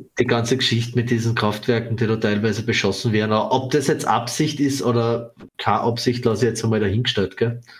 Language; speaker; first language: German; native; German